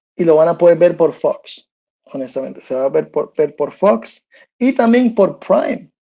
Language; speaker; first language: Spanish; early bilingual, heritage; Spanish